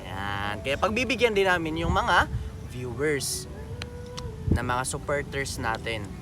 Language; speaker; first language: Filipino; native; Filipino